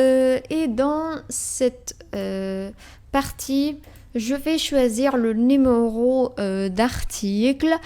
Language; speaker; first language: French; non-native, fluent; Arabic